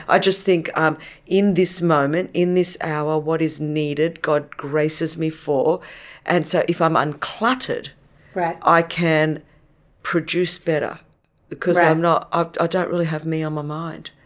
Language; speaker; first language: English; non-native, local second language; Greek